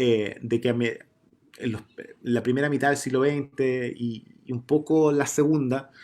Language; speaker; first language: Spanish; native; Spanish